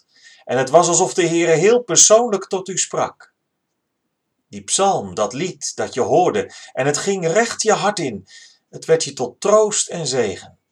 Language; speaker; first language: Dutch; native; Dutch